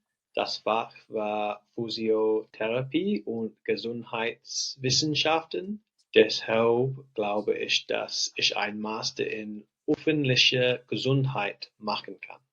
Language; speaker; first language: German; non-native, learner; English